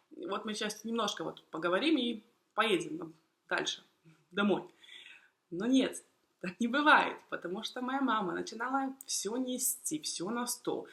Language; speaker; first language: Russian; native; Russian